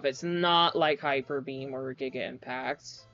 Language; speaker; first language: English; native; English